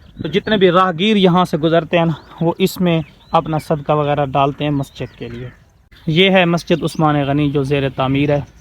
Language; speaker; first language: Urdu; non-native, local second language; Saraiki